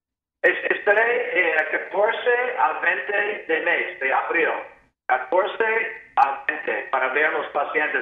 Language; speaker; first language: Spanish; non-native, fluent; English